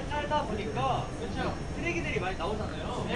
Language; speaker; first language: Korean; native; Korean